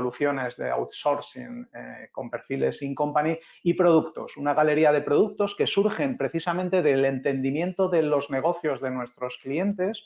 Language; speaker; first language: Spanish; native; Spanish